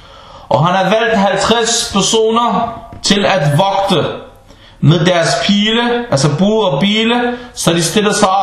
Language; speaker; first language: Danish; early bilingual, other home language; Arabic